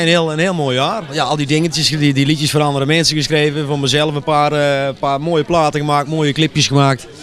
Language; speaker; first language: Dutch; native; Dutch